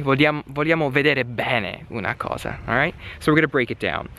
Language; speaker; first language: Italian; non-native, fluent; English